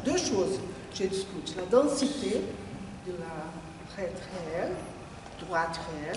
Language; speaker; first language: French; non-native, learner; Portuguese